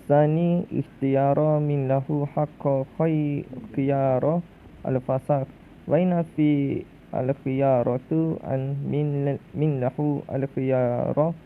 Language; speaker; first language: Arabic; non-native, learner; Malay